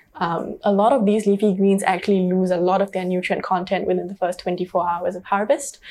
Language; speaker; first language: English; native; English